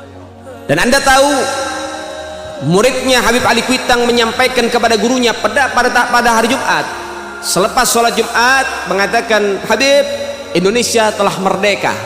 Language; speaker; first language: Indonesian; native; Indonesian